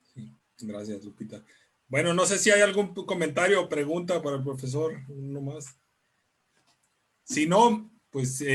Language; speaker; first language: Spanish; native; Spanish